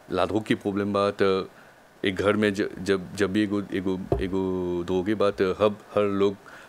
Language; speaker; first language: Hindi; non-native, local second language; Bhojpuri